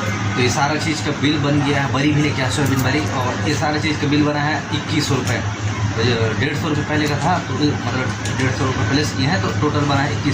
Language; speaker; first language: Hindi; non-native, local second language; Chhattisgarhi